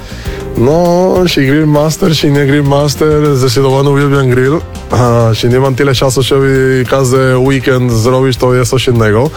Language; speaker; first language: Polish; non-native, learner; Spanish